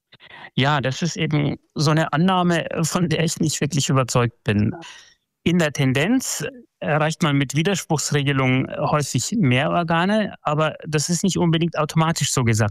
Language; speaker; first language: German; native; German